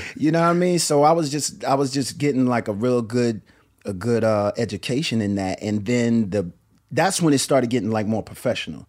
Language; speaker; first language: English; native; English